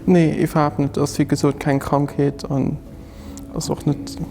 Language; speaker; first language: German; non-native, local second language; Luxembourgish